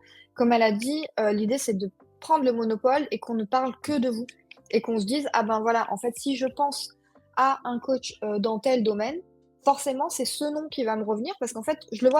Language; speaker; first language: French; native; French